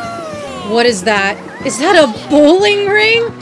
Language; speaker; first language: English; native; English